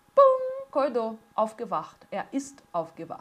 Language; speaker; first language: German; non-native, fluent; Portuguese